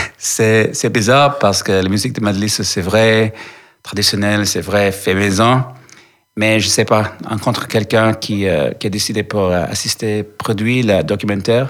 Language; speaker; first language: French; non-native, learner; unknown